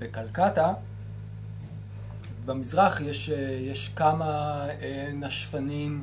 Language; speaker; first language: Hebrew; native; Hebrew